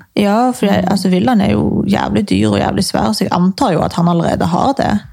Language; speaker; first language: Norwegian; early bilingual, other home language; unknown